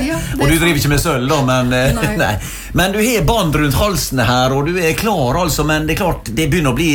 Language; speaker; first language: Norwegian; native; Norwegian